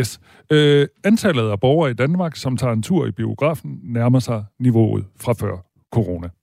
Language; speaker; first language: Danish; native; Danish